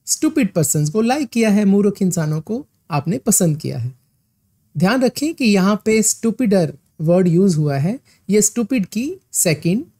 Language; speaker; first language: Hindi; non-native, local second language; Punjabi